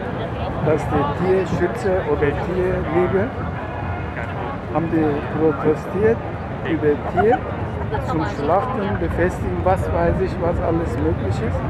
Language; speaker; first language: German; non-native, learner; Turkish